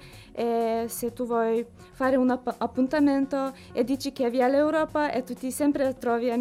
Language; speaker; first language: Italian; non-native, learner; Lithuanian